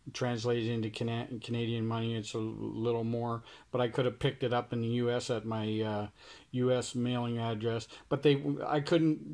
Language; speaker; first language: English; native; English